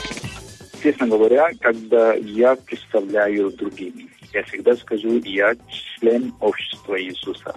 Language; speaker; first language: Russian; non-native, fluent; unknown